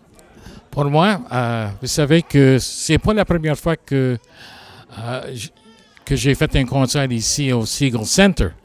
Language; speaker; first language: French; non-native, local second language; English